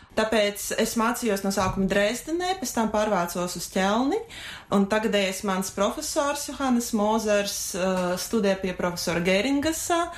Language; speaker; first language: Latvian; non-native, local second language; Russian